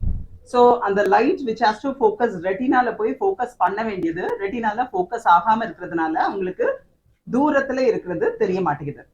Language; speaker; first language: Tamil; native; Tamil